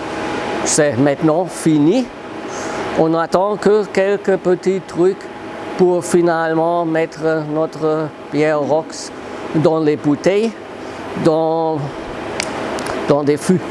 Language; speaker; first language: French; non-native, fluent; German